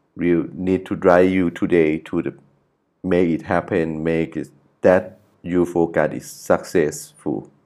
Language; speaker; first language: English; non-native, learner; Thai